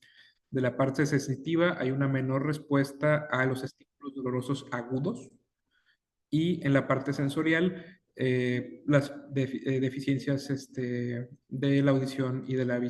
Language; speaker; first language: Spanish; native; Spanish